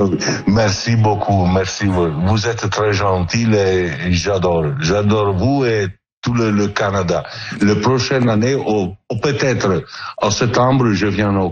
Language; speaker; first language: French; non-native, learner; Italian